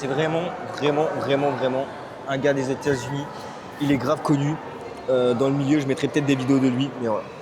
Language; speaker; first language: French; native; French